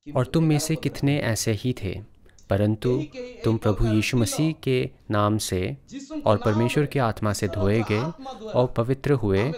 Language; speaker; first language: Hindi; non-native, local second language; Odia